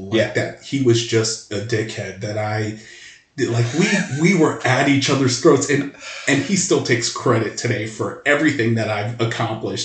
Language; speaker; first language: English; native; English